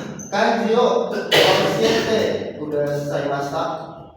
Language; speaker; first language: Japanese; non-native, learner; Indonesian